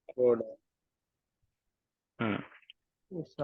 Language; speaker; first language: German; non-native, learner; Bangla